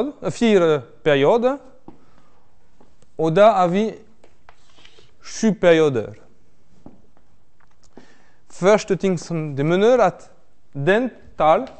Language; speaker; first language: Norwegian; non-native, fluent; French